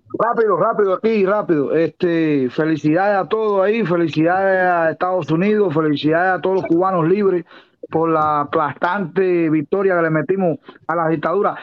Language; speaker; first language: Spanish; native; Spanish